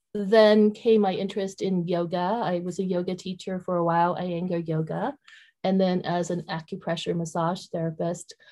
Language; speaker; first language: English; early bilingual, other home language; Vietnamese